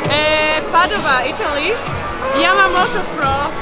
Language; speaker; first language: English; non-native, fluent; Polish